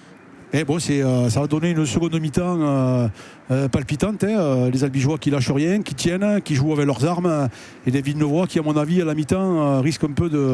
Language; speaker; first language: French; native; French